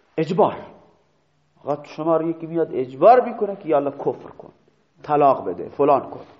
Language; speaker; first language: Persian; non-native, local second language; Baluchi